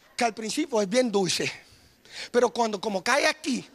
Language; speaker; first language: Spanish; early bilingual, heritage; Spanish